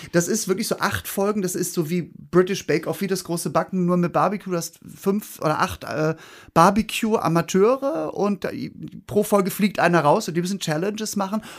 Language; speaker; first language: German; native; German